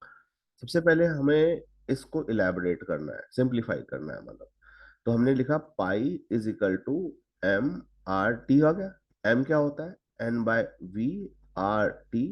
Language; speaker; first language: Hindi; native; Hindi